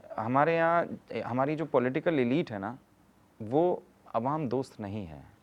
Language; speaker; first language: Urdu; native; Urdu